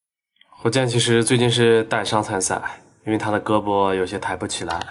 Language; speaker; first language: Chinese; native; Chinese